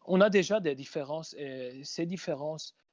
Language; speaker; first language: French; non-native, local second language; Arabic